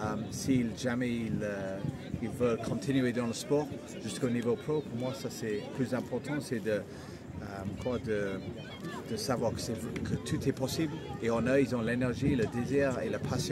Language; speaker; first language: French; non-native, fluent; English